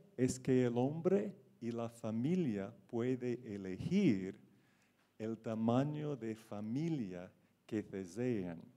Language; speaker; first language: Spanish; non-native, fluent; English